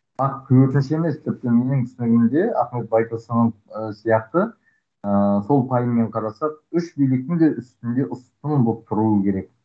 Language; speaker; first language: Kazakh; native; Kazakh